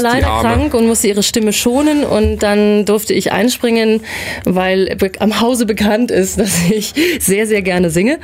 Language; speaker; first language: German; native; German